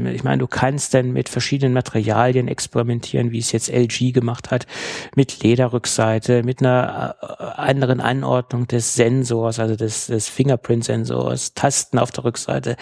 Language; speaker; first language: German; native; German